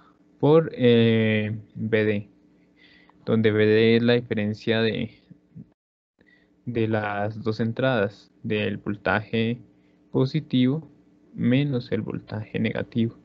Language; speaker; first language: Spanish; native; Spanish